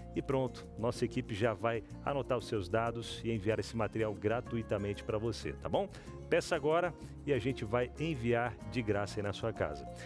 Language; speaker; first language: Portuguese; native; Portuguese